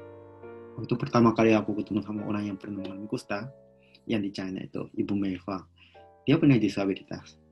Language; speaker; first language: Indonesian; non-native, local second language; Japanese